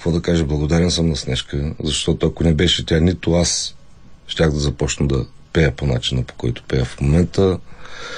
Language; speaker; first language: Bulgarian; native; Bulgarian